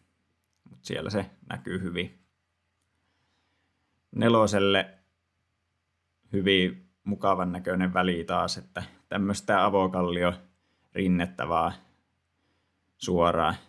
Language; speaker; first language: Finnish; native; Finnish